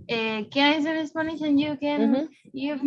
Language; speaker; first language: English; non-native, learner; Spanish